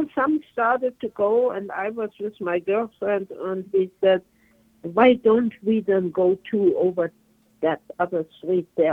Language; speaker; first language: English; non-native, fluent; German